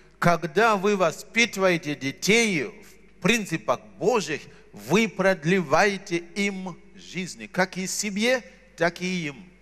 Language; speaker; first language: Russian; non-native, fluent; Shona